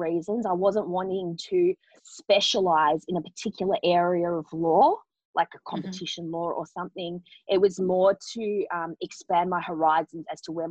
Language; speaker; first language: English; native; English